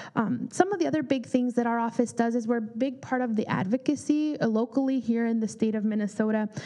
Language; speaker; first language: English; early bilingual, other home language; Spanish